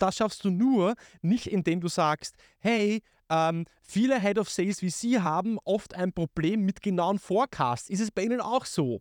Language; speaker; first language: German; native; German